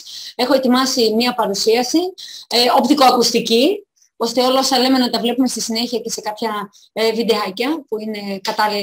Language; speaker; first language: Greek; native; Greek